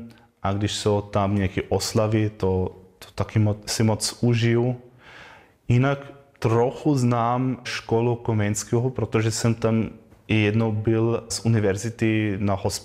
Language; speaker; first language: Czech; non-native, learner; German